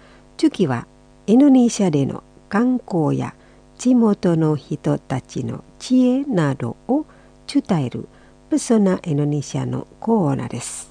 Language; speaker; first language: Japanese; non-native, fluent; Indonesian